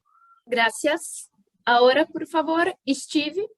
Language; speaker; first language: Spanish; non-native, fluent; Portuguese